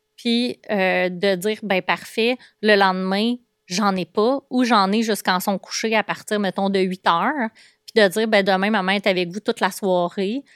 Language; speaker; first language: French; native; French